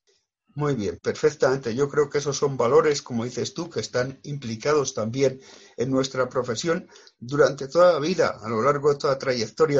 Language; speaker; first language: Spanish; native; Spanish